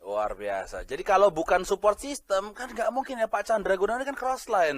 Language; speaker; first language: Indonesian; native; Indonesian